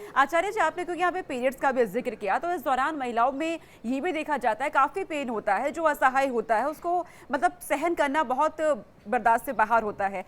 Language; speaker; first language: Hindi; native; Hindi